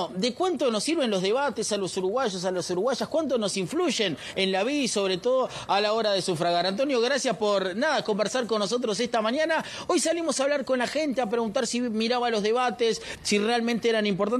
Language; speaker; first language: Spanish; native; Spanish